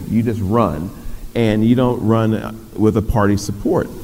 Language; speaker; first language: English; native; English